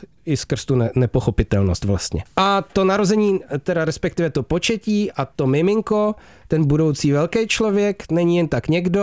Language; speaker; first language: Czech; native; Czech